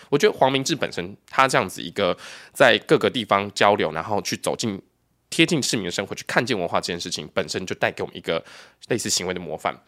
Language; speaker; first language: Chinese; native; Chinese